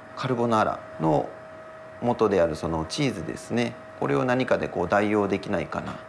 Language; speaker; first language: Japanese; native; Japanese